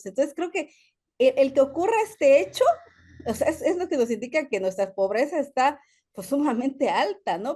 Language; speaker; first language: Spanish; native; Spanish